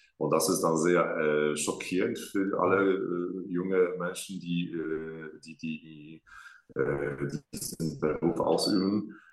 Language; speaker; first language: German; non-native, fluent; Polish